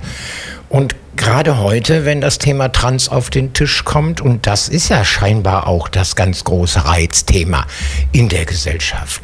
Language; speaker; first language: German; native; German